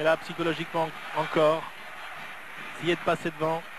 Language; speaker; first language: French; native; French